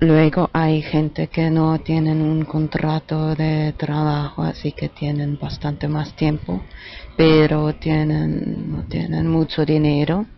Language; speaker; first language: Spanish; non-native, fluent; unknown